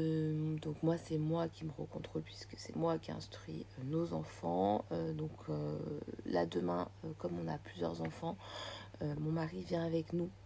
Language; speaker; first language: French; native; French